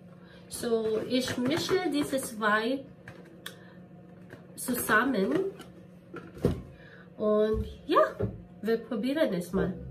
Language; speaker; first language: German; non-native, learner; Filipino